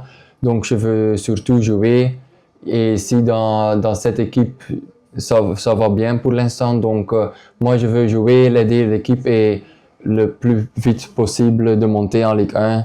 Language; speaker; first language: French; non-native, local second language; Dutch